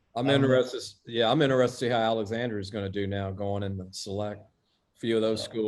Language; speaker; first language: English; native; English